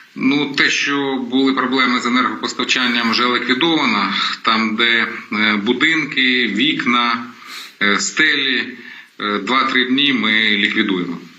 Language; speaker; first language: Ukrainian; non-native, local second language; Russian